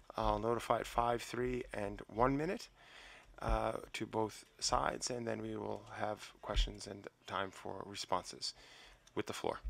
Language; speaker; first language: English; native; English